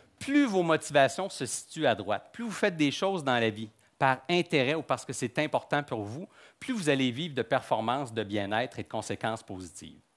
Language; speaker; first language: French; native; French